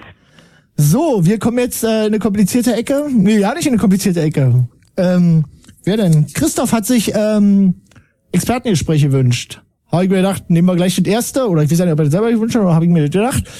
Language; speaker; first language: German; native; German